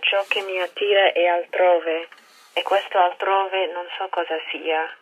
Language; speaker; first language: Italian; non-native, fluent; Bangla